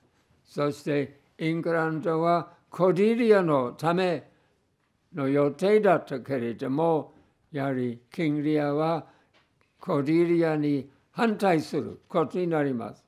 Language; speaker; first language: Japanese; non-native, fluent; English